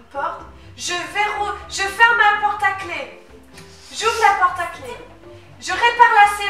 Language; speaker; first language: French; native; French